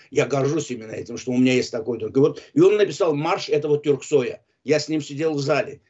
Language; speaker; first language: Russian; non-native, local second language; Azerbaijani